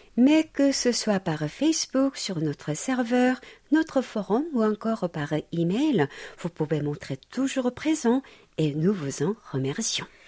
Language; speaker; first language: French; non-native, fluent; Korean